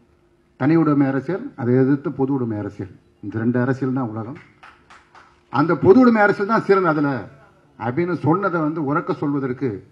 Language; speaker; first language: Tamil; native; Tamil